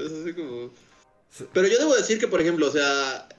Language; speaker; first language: Spanish; native; Spanish